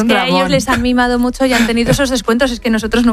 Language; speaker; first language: Spanish; native; Spanish